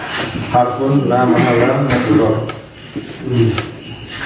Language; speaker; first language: Arabic; non-native, learner; Indonesian